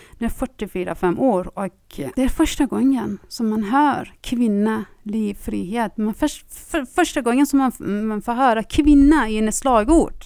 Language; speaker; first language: Swedish; non-native, fluent; Persian